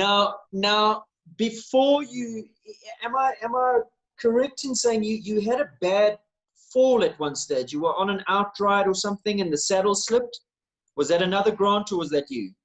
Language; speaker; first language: English; native; English